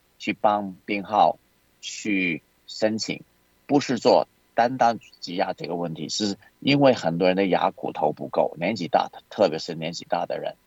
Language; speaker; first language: Chinese; non-native, local second language; Cantonese